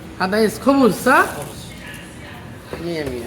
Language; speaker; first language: Arabic; non-native, learner; Bangla